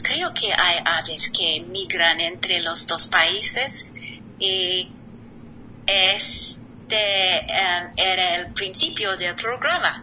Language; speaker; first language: Spanish; non-native, learner; English